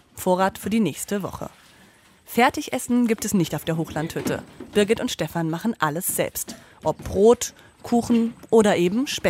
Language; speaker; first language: German; native; German